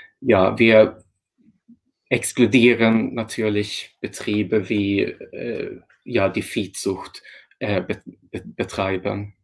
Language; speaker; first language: German; non-native, fluent; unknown